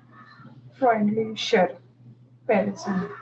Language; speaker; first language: German; non-native, learner; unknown